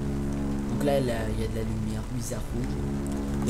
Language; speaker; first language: French; native; French